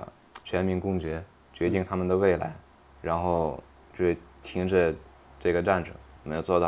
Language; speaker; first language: Chinese; non-native, fluent; Russian